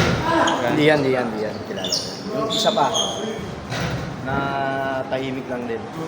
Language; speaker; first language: Filipino; native; Filipino